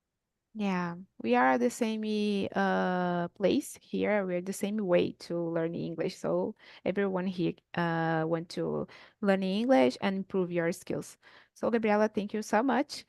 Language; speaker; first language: English; non-native, learner; Portuguese